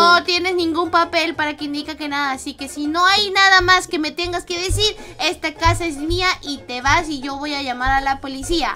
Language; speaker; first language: Spanish; native; Spanish